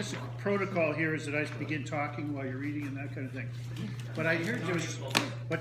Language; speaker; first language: English; native; English